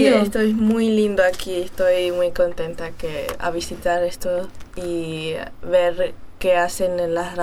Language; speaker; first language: Spanish; early bilingual, heritage; German